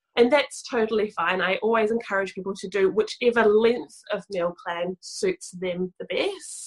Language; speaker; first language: English; native; English